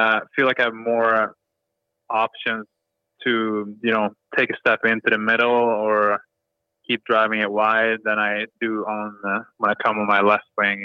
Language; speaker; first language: English; non-native, fluent; Swedish